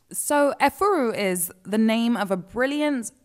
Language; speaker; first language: English; non-native, local second language; Yoruba